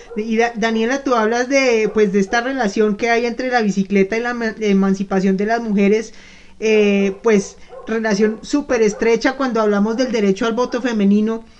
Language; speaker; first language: Spanish; native; Spanish